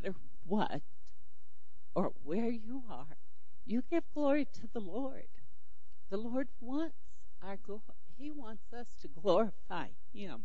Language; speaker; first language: English; native; English